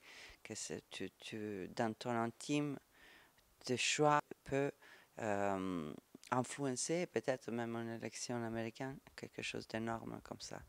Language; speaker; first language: French; non-native, fluent; Italian